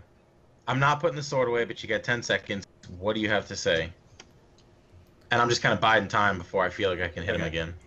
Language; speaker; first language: English; native; English